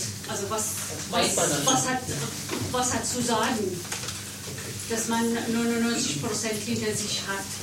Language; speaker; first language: German; non-native, learner; Persian